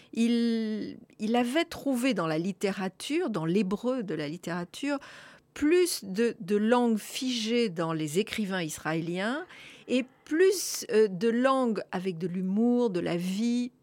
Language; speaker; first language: French; native; French